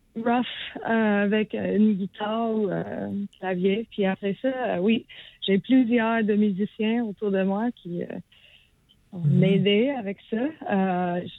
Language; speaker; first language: French; non-native, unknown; English